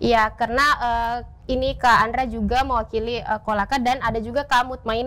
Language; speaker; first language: Indonesian; native; Indonesian